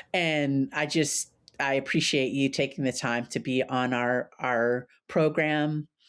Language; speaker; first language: English; native; English